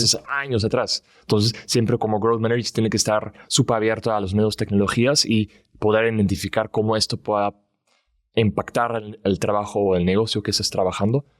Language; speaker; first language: Spanish; non-native, fluent; Dutch